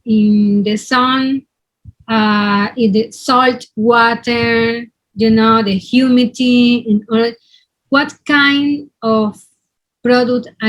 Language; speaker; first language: English; non-native, learner; Spanish